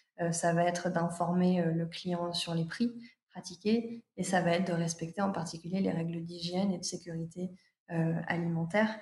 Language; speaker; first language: French; native; French